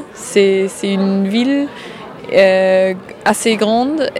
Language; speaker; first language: French; non-native, fluent; German